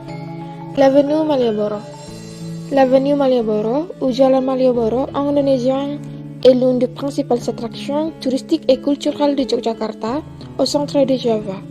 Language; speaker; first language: French; non-native, learner; Indonesian